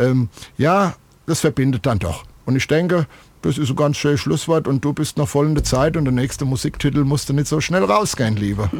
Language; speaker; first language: German; native; German